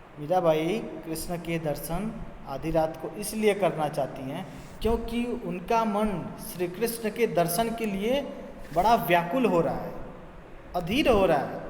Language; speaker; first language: Hindi; native; Hindi